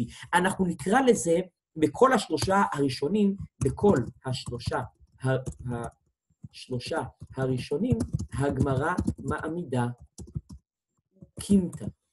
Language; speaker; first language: Hebrew; native; Hebrew